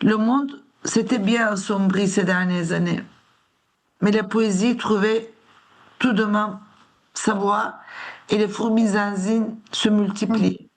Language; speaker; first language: French; non-native, fluent; Turkish